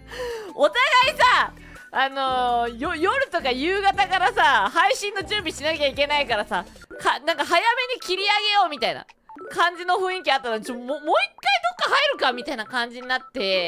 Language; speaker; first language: Japanese; native; Japanese